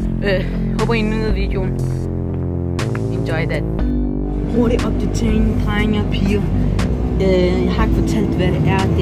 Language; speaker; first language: Danish; non-native, local second language; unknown